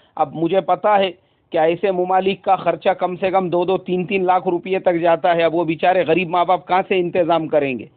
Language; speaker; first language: Urdu; native; Urdu